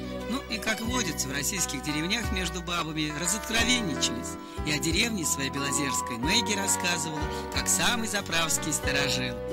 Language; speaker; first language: Russian; native; Russian